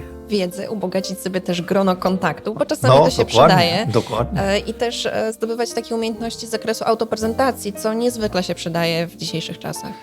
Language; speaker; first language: Polish; native; Polish